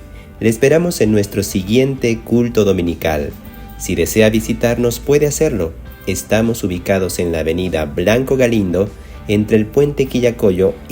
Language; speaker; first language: Spanish; native; Spanish